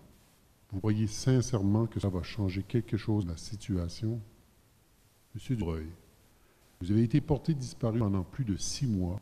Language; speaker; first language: French; native; French